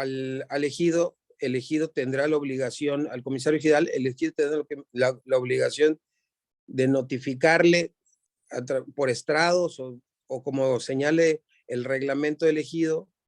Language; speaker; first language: Spanish; native; Spanish